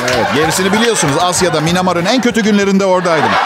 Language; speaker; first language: Turkish; non-native, fluent; Italian